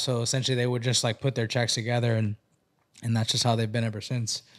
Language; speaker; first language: English; early bilingual, other home language; Spanish